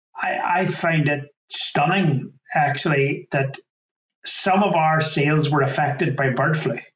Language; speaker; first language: English; native; English